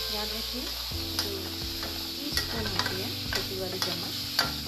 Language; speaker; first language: Hindi; non-native, local second language; Assamese